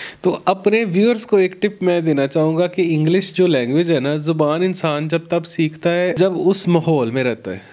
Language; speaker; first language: Urdu; non-native, local second language; Punjabi